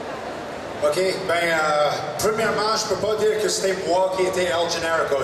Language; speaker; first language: French; non-native, local second language; English